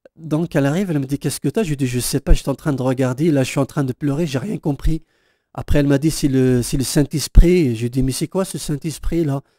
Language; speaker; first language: French; non-native, local second language; Kabyle